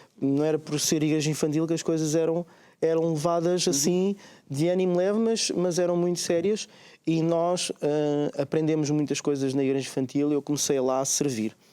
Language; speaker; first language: Portuguese; native; Portuguese